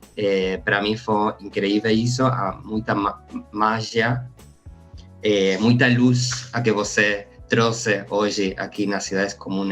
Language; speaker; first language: Portuguese; non-native, learner; Spanish